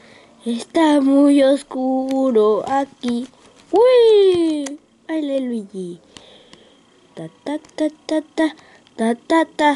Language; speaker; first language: Spanish; native; Spanish